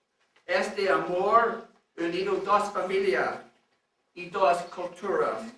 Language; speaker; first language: Spanish; non-native, learner; English